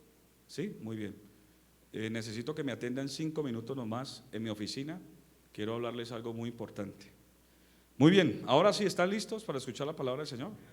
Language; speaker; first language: Spanish; native; Spanish